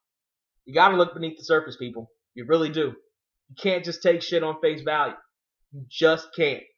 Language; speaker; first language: English; native; English